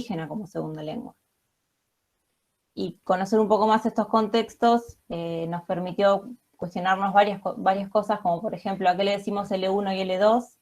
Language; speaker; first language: Spanish; native; Spanish